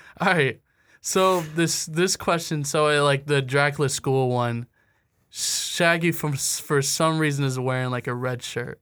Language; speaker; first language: English; native; English